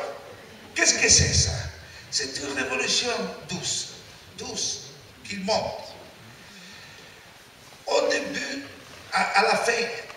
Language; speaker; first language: French; non-native, learner; Italian